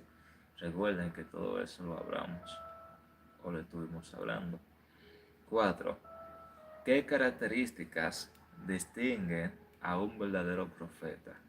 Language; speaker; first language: Spanish; native; Spanish